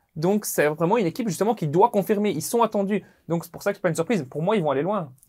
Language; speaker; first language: French; native; French